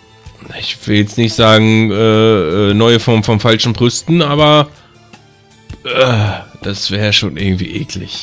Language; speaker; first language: German; native; German